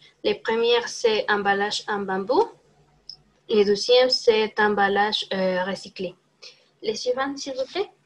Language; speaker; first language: French; non-native, learner; Spanish